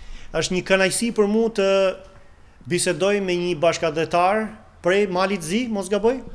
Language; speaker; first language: Albanian; native; Albanian